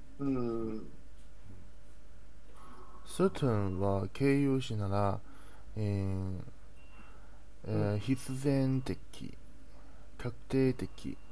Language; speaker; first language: Japanese; non-native, fluent; Chinese